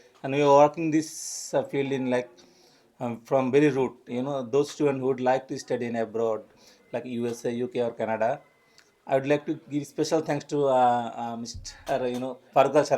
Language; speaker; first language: English; non-native, local second language; Bangla